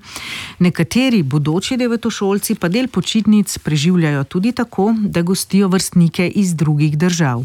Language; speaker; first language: Slovenian; native; Slovenian